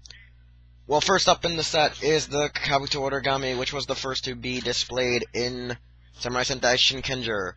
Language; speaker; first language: English; native; English